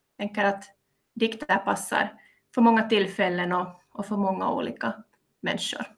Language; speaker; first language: Swedish; native; Swedish